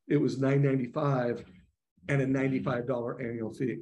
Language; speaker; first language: English; native; English